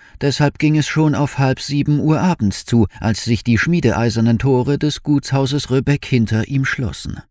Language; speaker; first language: German; native; German